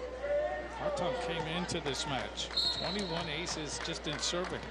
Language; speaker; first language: English; native; English